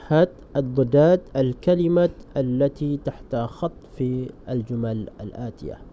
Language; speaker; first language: Arabic; non-native, fluent; Malay